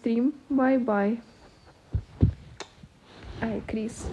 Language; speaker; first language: English; non-native, learner; Russian